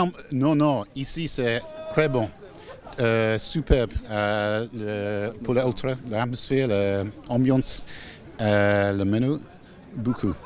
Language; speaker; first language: French; non-native, learner; English